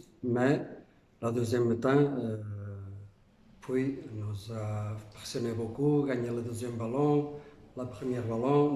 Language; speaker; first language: French; non-native, fluent; Portuguese